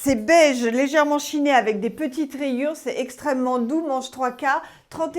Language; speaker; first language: French; native; French